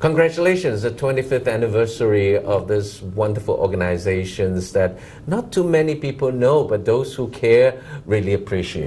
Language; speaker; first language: English; non-native, local second language; Cantonese